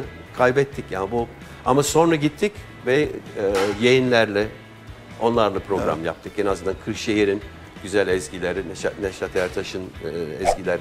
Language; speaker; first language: Turkish; non-native, fluent; English